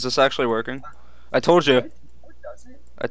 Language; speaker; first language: English; native; English